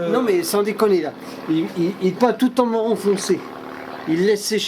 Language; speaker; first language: French; native; French